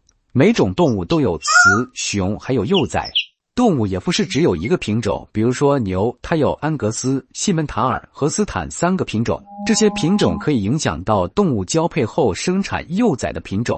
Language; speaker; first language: Chinese; native; Chinese